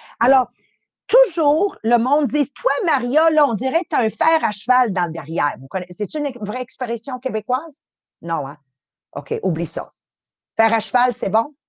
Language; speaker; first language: French; early bilingual, other home language; Italian